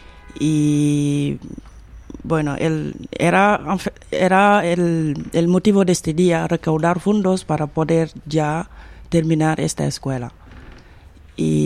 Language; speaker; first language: Spanish; non-native, fluent; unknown